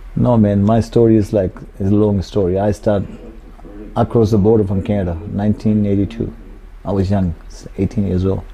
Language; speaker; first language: English; non-native, local second language; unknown